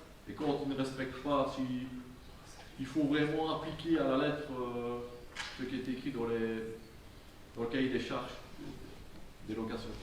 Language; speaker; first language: French; native; French